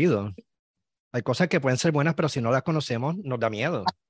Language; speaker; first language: Spanish; native; Spanish